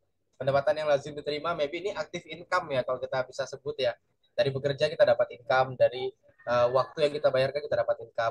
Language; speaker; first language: Indonesian; native; Indonesian